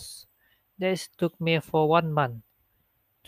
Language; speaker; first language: English; non-native, local second language; Malay